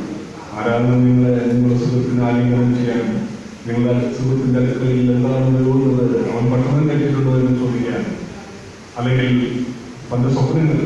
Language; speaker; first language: Malayalam; native; Malayalam